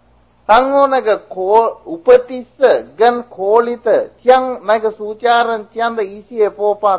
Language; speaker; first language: Chinese; non-native, fluent; Sinhala